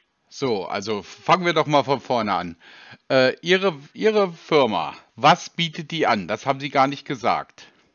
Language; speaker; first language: German; native; German